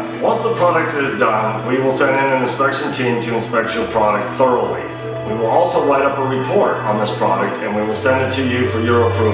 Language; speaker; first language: English; native; English